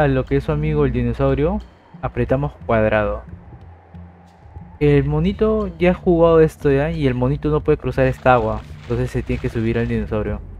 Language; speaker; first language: Spanish; native; Spanish